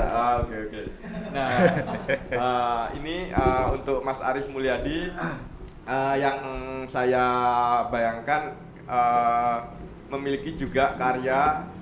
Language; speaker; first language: Indonesian; non-native, local second language; Javanese